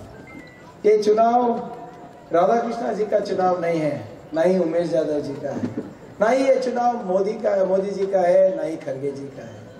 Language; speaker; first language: Hindi; non-native, local second language; Kannada